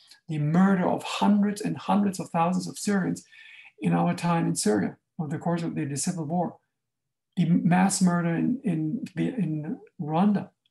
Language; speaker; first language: English; non-native, fluent; German